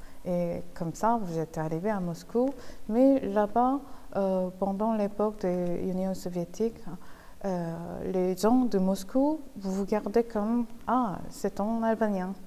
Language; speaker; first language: French; non-native, fluent; Korean